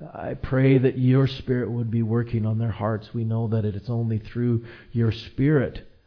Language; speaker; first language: English; native; English